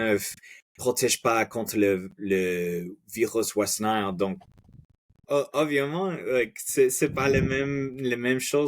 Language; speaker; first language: French; non-native, fluent; Spanish